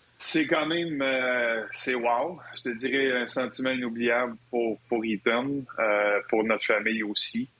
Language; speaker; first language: French; native; French